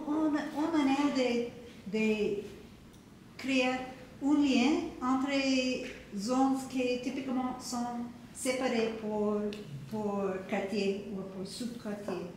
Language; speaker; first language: French; non-native, learner; English